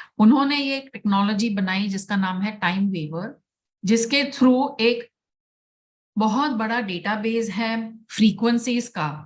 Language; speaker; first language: Hindi; non-native, local second language; Gujarati